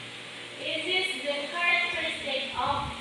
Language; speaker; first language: English; non-native, learner; Indonesian